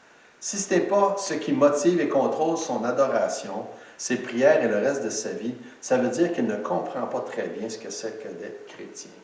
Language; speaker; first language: French; native; French